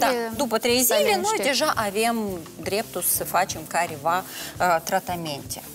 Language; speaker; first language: Romanian; non-native, local second language; Russian